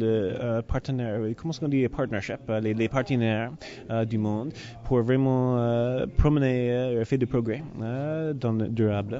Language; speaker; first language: French; non-native, learner; English